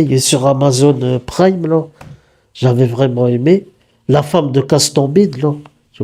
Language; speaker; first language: French; native; French